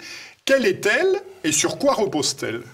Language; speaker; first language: French; native; French